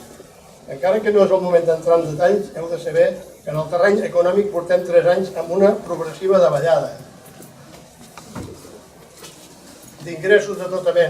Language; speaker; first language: Catalan; native; Catalan